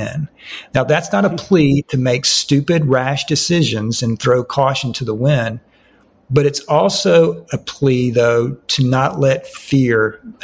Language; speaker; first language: English; native; English